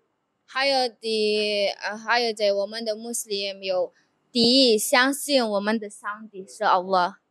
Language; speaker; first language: Chinese; non-native, fluent; Indonesian